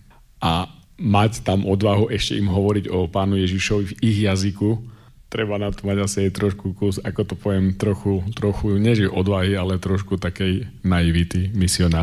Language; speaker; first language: Slovak; native; Slovak